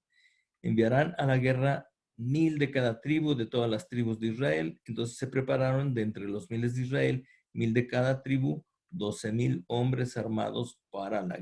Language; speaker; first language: Spanish; native; Spanish